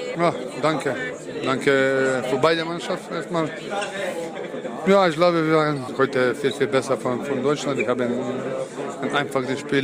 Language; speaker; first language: German; non-native, learner; Croatian